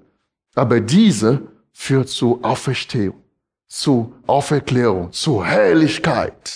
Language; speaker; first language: German; non-native, fluent; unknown